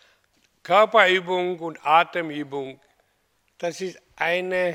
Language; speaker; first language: German; non-native, learner; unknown